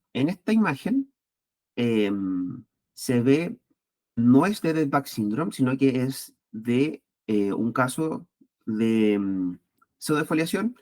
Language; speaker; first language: Spanish; native; Spanish